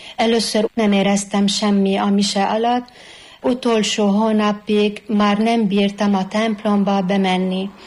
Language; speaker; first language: Hungarian; non-native, fluent; Arabic